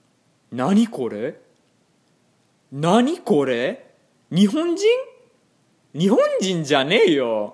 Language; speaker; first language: Japanese; non-native, fluent; English